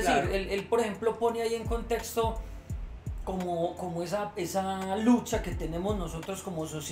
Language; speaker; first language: Spanish; native; Spanish